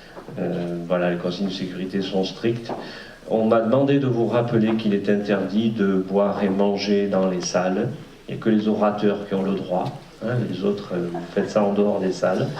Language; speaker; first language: French; native; French